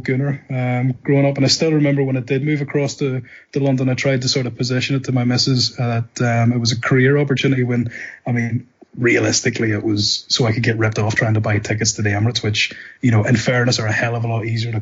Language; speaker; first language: English; native; English